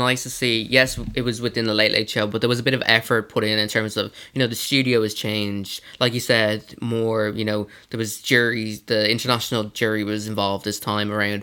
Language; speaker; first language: English; native; English